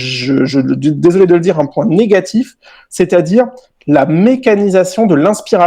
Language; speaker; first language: French; native; French